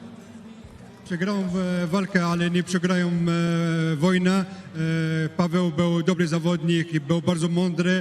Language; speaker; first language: Polish; non-native, learner; French